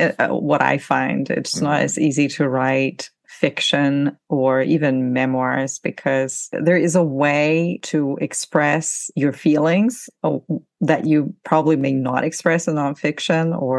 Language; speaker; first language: English; non-native, fluent; Ukrainian